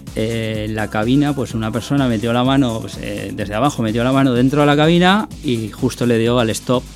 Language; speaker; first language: Spanish; native; Spanish